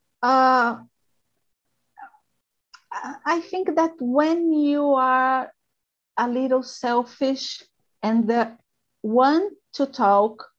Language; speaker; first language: English; non-native, learner; Portuguese